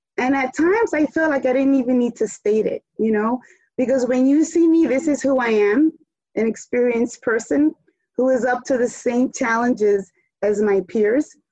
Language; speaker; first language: English; early bilingual, other home language; Spanish